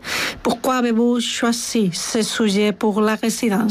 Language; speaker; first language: French; non-native, fluent; Spanish